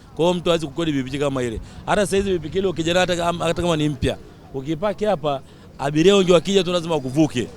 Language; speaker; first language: Swahili; non-native, local second language; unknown